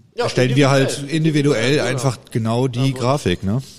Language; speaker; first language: German; native; German